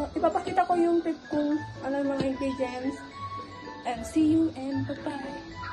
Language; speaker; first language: Filipino; non-native, local second language; Iloko